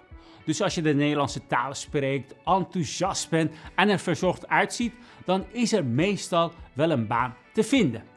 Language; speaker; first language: Dutch; non-native, fluent; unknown